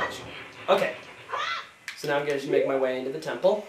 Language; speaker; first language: English; native; English